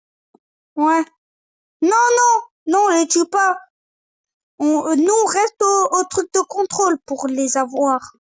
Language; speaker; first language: French; native; French